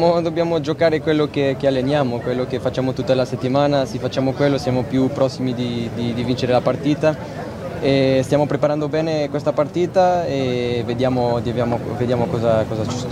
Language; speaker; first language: Italian; non-native, fluent; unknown